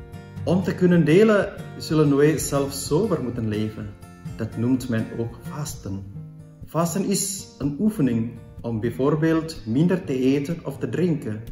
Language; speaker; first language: Dutch; non-native, fluent; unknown